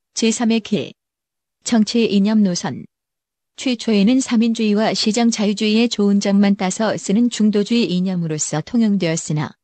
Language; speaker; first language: Korean; native; Korean